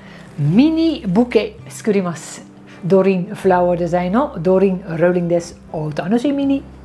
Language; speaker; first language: Japanese; non-native, learner; Dutch